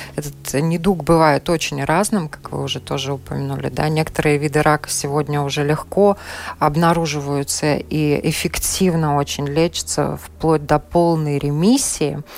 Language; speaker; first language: Russian; native; Russian